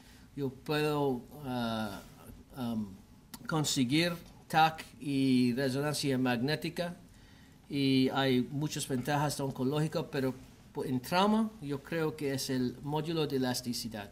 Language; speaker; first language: Spanish; non-native, learner; English